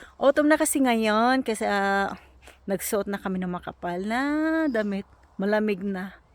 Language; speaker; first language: Filipino; non-native, local second language; Cebuano